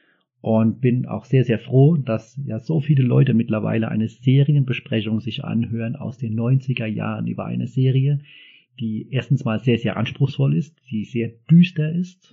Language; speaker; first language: German; native; German